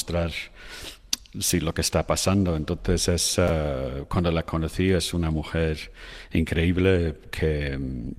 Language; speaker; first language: Spanish; non-native, fluent; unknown